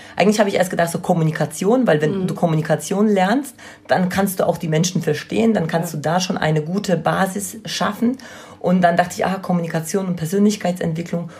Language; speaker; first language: German; non-native, fluent; Polish